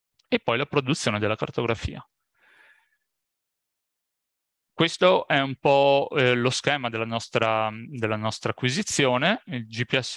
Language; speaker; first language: Italian; native; Italian